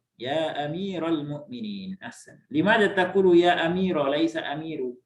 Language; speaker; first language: Arabic; non-native, fluent; Indonesian